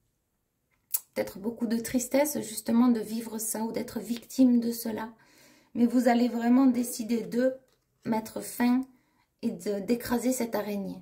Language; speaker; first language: French; native; French